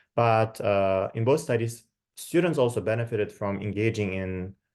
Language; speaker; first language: English; non-native, fluent; Kazakh